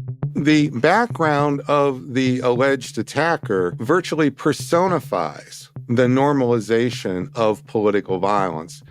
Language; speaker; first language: English; native; English